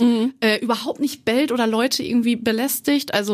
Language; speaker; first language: German; native; German